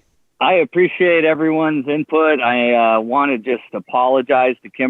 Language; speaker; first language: English; native; English